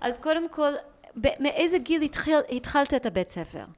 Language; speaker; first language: Hebrew; native; Hebrew